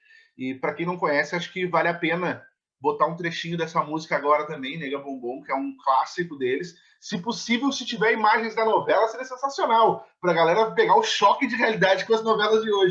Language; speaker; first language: Portuguese; native; Portuguese